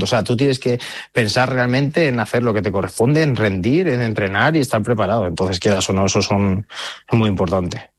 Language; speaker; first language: Spanish; native; Spanish